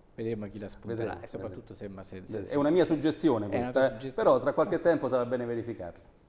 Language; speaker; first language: Italian; native; Italian